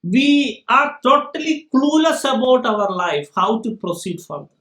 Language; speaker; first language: English; non-native, local second language; Malayalam